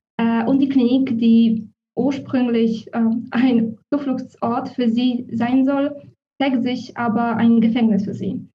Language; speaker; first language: German; non-native, fluent; Polish